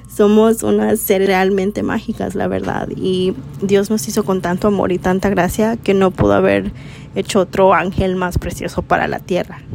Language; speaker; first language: Spanish; early bilingual, heritage; Spanish